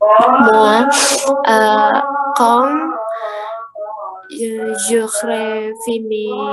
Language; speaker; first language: French; non-native, learner; Indonesian